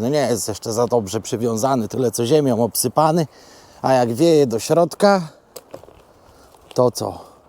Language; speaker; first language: Polish; native; Polish